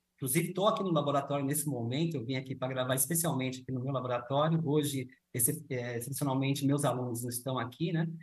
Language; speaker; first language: Portuguese; native; Portuguese